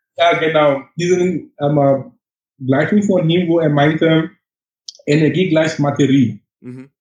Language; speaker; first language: German; non-native, fluent; English